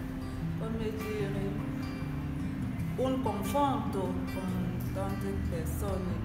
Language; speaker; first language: Italian; non-native, learner; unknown